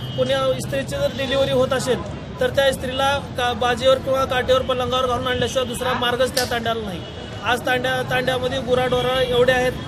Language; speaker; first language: Marathi; non-native, local second language; Lambadi